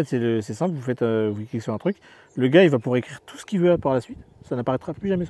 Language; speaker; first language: French; native; French